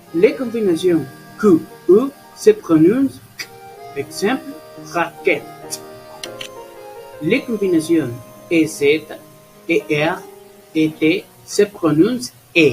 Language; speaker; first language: French; non-native, learner; Spanish